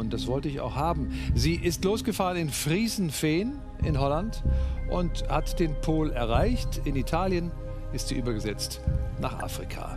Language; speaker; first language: German; native; German